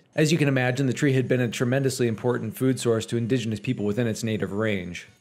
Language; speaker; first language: English; native; English